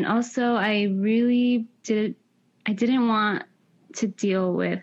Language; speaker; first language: English; early bilingual, other home language; Spanish